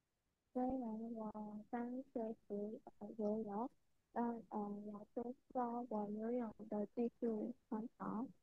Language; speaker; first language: Chinese; non-native, learner; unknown